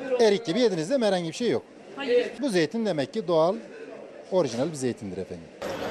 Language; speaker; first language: Turkish; native; Turkish